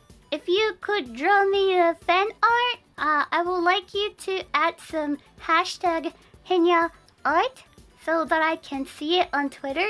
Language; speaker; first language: English; non-native, fluent; Japanese